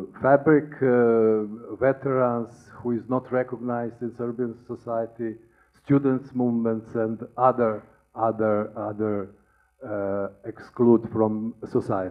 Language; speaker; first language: English; non-native, learner; Serbian